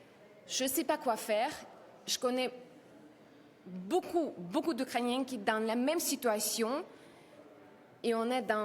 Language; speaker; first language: French; non-native, learner; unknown